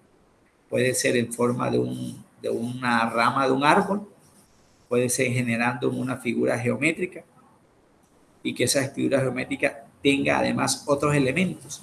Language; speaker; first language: Spanish; native; Spanish